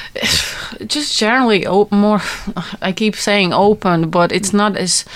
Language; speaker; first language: English; non-native, fluent; Latvian